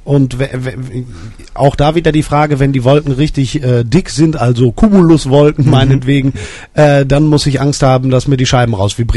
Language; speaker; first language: German; native; German